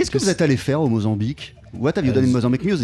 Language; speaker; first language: French; native; French